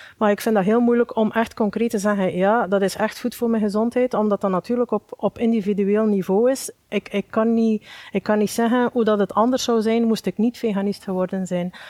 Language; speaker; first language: Dutch; native; Dutch